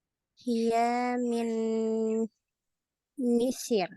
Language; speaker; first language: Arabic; non-native, learner; Indonesian